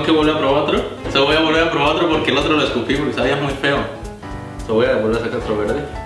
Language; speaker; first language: Spanish; native; Spanish